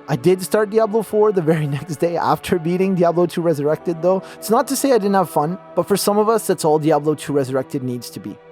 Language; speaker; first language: English; native; English